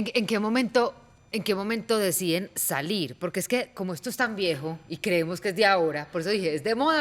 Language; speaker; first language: Spanish; native; Spanish